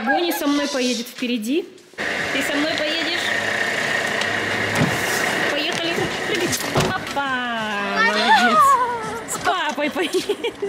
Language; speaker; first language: Russian; native; Russian